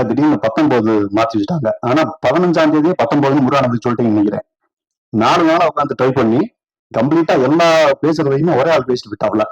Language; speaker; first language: Tamil; native; Tamil